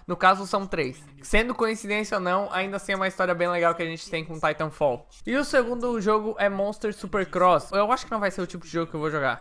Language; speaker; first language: Portuguese; native; Portuguese